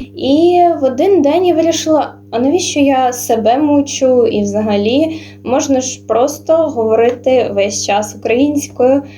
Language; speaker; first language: Ukrainian; non-native, local second language; Russian